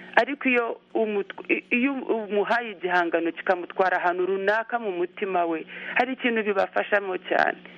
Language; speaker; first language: Kinyarwanda; early bilingual, heritage; Kinyarwanda